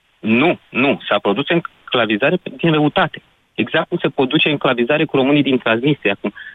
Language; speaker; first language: Romanian; native; Romanian